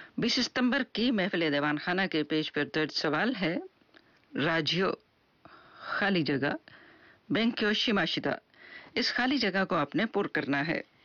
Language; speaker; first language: Urdu; native; Urdu